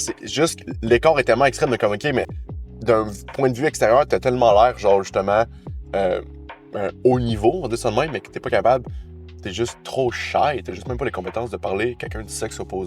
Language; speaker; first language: French; native; French